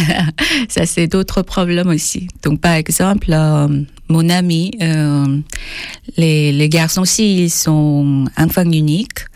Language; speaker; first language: French; non-native, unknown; Korean